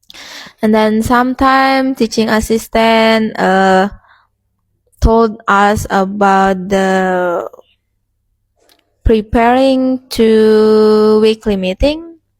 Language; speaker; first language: English; non-native, learner; Indonesian